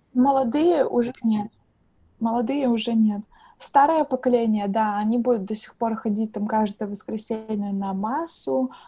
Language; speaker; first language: Russian; native; Russian